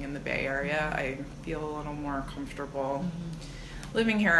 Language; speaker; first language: English; native; English